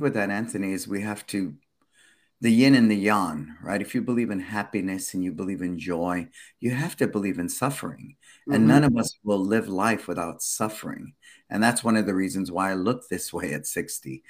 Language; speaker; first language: English; native; English